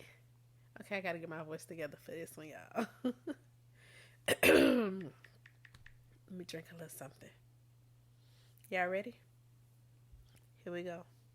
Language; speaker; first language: English; native; English